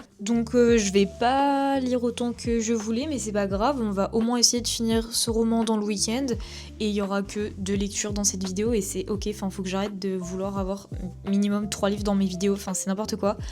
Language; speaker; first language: French; native; French